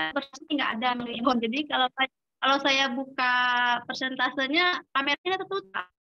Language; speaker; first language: Indonesian; native; Indonesian